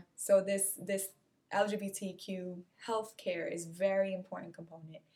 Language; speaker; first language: English; non-native, fluent; Portuguese